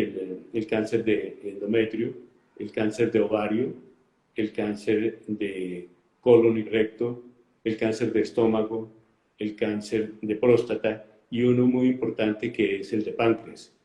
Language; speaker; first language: Spanish; native; Spanish